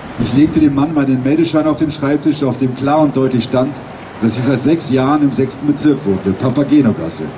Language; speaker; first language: German; native; German